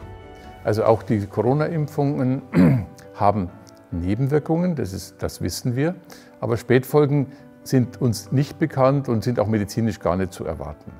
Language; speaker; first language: German; native; German